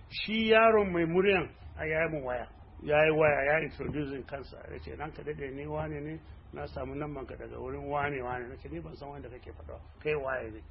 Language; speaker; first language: Hausa; non-native, local second language; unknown